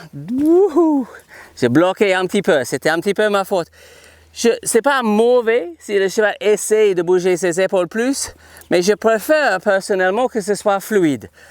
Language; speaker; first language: French; non-native, fluent; English